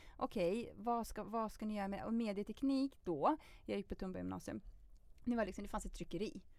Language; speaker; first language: Swedish; early bilingual, other home language; Russian